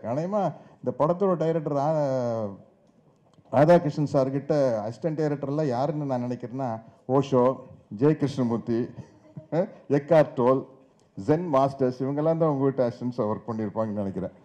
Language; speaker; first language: Tamil; native; Tamil